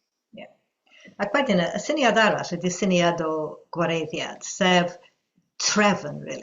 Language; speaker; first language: Welsh; non-native, fluent; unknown